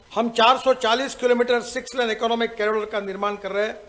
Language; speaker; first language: Hindi; non-native, local second language; Marathi